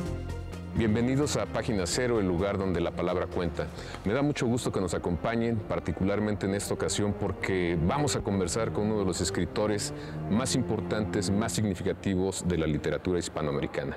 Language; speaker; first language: Spanish; native; Spanish